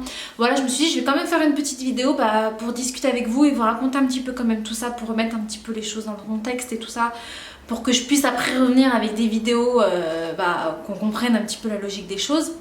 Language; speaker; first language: French; native; French